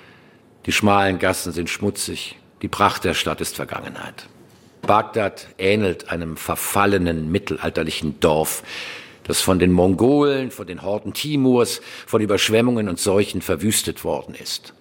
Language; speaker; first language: German; native; German